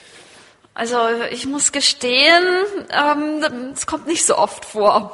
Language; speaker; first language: German; native; German